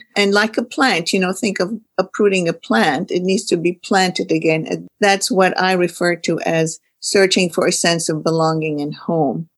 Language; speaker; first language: English; non-native, fluent; Arabic